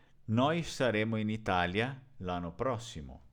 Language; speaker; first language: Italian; non-native, fluent; Portuguese